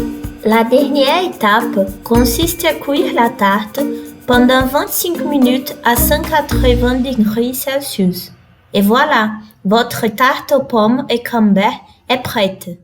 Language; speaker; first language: French; non-native, learner; Portuguese